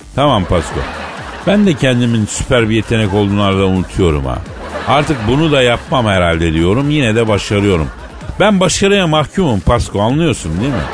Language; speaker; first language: Turkish; non-native, fluent; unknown